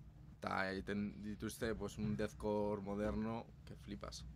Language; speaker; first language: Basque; non-native, local second language; Spanish